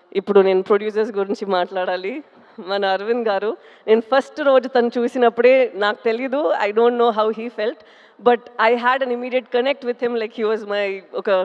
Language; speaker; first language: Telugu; non-native, fluent; Tamil